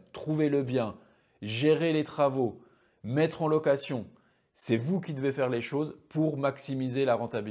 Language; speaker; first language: French; native; French